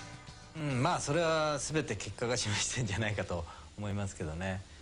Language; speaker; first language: Japanese; native; Japanese